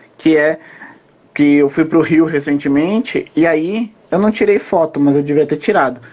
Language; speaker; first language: Portuguese; native; Portuguese